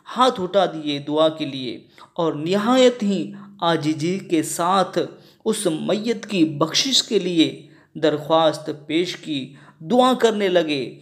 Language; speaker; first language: Urdu; non-native, local second language; Sindhi